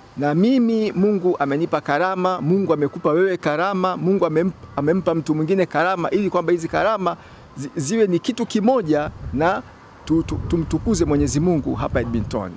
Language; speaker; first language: Swahili; native; Swahili